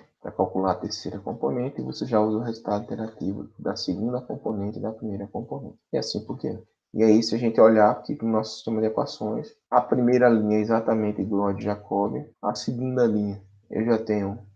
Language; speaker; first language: Portuguese; native; Portuguese